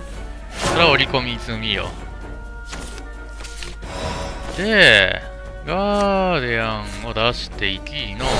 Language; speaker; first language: Japanese; native; Japanese